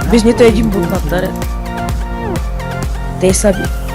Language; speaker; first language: Bulgarian; native; Bulgarian